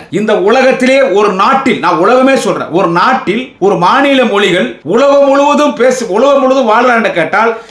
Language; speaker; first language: Tamil; non-native, local second language; Telugu